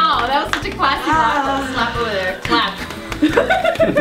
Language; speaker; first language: English; native; English